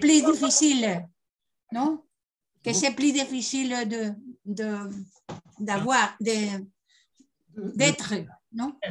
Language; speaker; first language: French; non-native, learner; Spanish